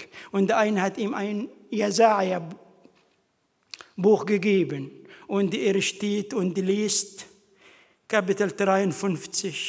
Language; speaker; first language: German; non-native, fluent; Arabic